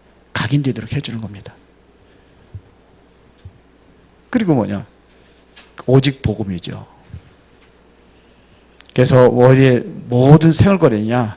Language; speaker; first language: Korean; native; Korean